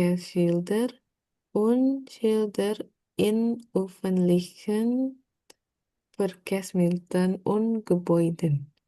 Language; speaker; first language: German; non-native, learner; Indonesian